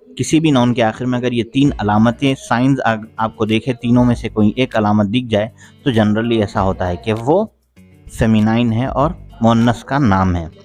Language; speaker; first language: Urdu; native; Urdu